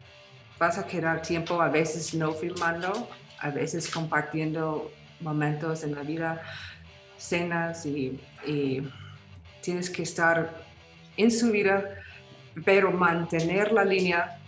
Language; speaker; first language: Spanish; non-native, fluent; English